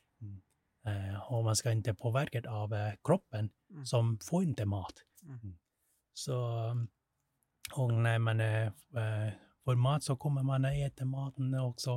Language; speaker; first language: Swedish; non-native, fluent; Thai